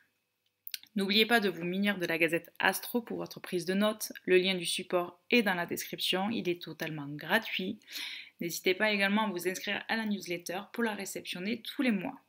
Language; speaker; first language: French; native; French